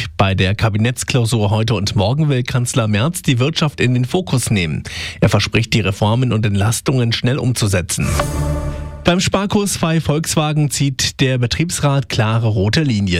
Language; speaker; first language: German; native; German